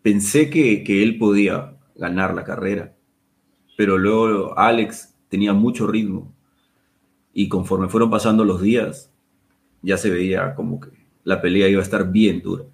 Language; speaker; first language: Spanish; native; Spanish